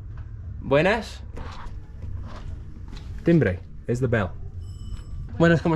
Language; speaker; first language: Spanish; non-native, fluent; English